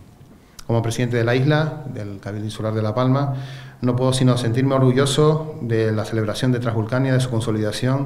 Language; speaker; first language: Spanish; native; Spanish